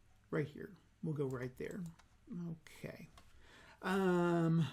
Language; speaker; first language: English; native; English